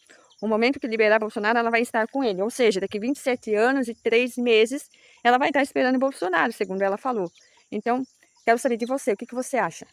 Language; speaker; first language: Portuguese; native; Portuguese